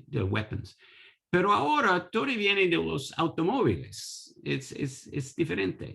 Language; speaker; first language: Spanish; non-native, learner; English